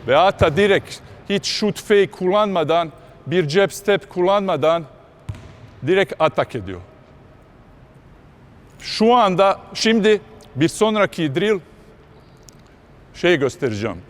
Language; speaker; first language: Turkish; non-native, fluent; Bosnian